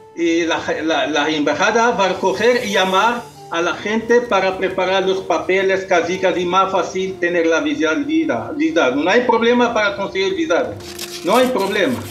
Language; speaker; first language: Spanish; non-native, local second language; Arabic